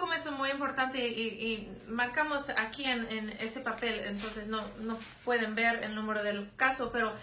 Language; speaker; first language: Spanish; non-native, fluent; English